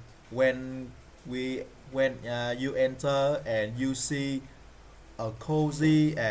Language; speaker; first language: English; non-native, learner; Vietnamese